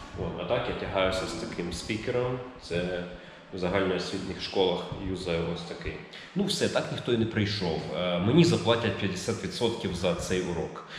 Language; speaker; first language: Ukrainian; native; Ukrainian